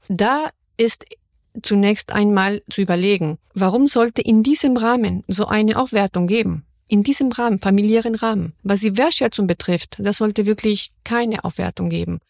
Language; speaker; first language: German; non-native, fluent; Spanish